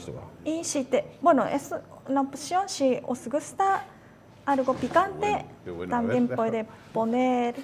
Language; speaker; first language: Spanish; non-native, fluent; Japanese